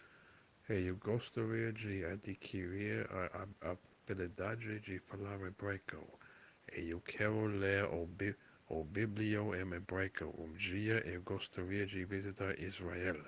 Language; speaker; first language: Portuguese; non-native, learner; English